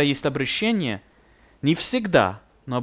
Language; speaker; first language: Russian; non-native, fluent; English